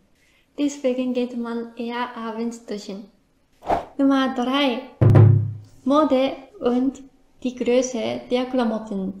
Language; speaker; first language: German; non-native, fluent; Japanese